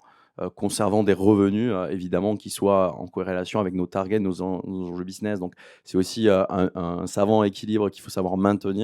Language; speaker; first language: French; native; French